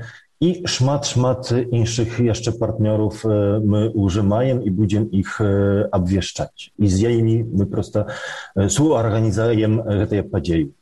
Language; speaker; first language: Polish; non-native, local second language; Belarusian